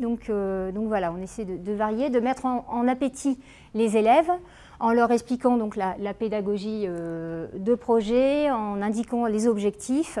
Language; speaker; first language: French; native; French